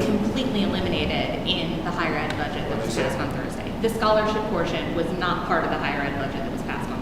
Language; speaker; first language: English; native; English